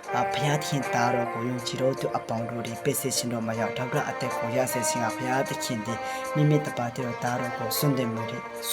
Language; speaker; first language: Burmese; non-native, local second language; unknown